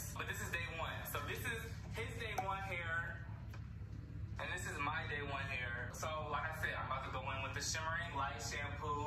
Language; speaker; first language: English; native; English